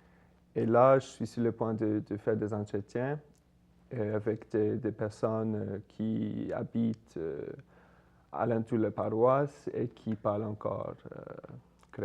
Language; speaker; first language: French; non-native, fluent; English